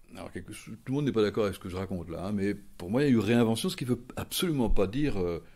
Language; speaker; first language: French; native; French